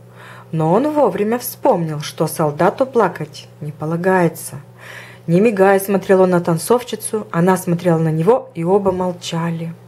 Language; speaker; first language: Russian; native; Russian